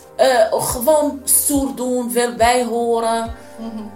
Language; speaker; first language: Dutch; non-native, learner; Arabic